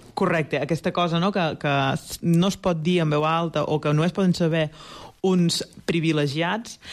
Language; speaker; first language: Catalan; native; Catalan